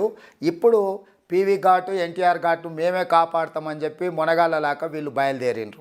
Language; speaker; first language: Telugu; native; Telugu